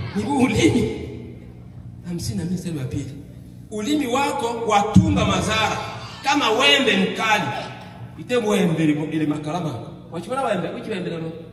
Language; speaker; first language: Swahili; non-native, local second language; Bembe